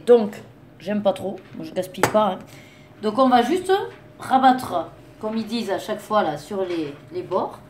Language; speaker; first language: French; native; French